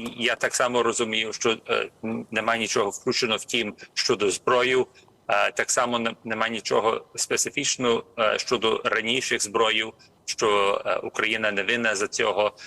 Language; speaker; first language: Ukrainian; early bilingual, heritage; Ukrainian